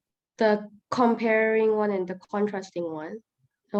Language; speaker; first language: English; non-native, fluent; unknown